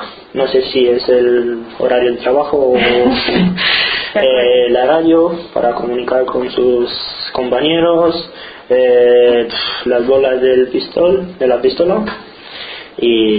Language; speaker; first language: Spanish; non-native, fluent; Romanian